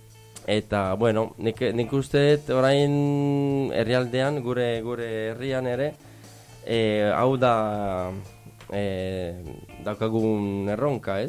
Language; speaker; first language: Basque; non-native, fluent; Italian